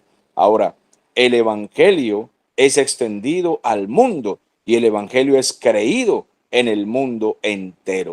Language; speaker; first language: Spanish; native; Spanish